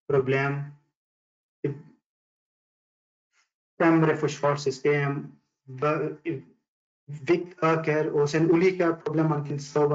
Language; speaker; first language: Swedish; non-native, fluent; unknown